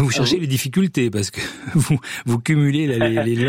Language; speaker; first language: French; native; French